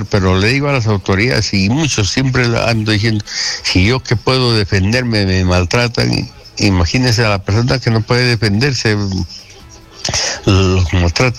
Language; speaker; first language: Spanish; native; Spanish